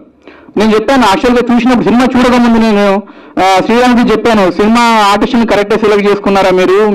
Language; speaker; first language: Telugu; native; Telugu